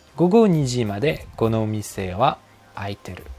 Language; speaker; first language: Japanese; non-native, learner; French